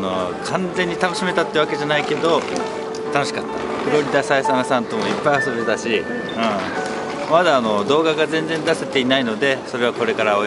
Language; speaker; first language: Japanese; native; Japanese